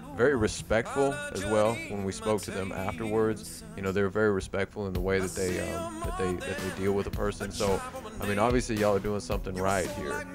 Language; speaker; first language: English; native; English